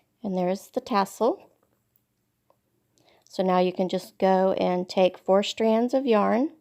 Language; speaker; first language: English; native; English